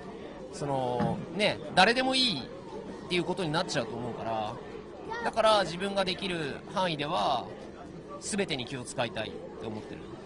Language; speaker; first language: Japanese; native; Japanese